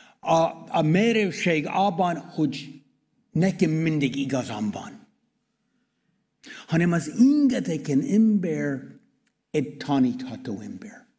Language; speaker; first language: Hungarian; non-native, learner; English